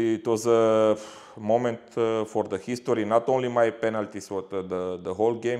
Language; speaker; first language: English; non-native, learner; Bulgarian